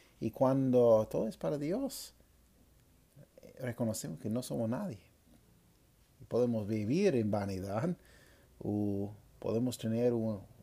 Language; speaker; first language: Spanish; non-native, fluent; English